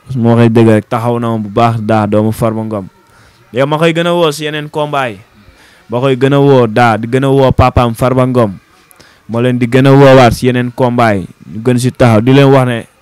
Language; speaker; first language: Wolof; native; Wolof